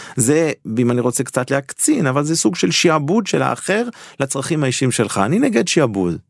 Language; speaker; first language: Hebrew; non-native, fluent; French